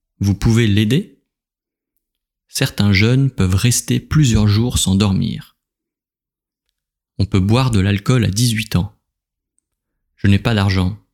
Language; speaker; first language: French; native; French